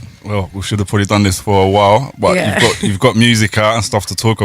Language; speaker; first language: English; native; English